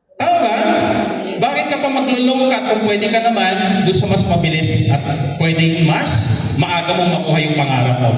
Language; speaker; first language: Filipino; non-native, local second language; Bikol